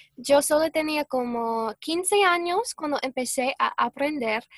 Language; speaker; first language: Spanish; non-native, fluent; English